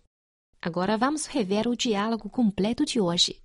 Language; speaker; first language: Portuguese; non-native, fluent; Chinese